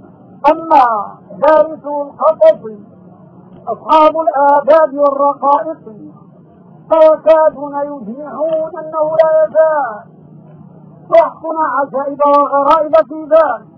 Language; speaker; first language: Arabic; native; Arabic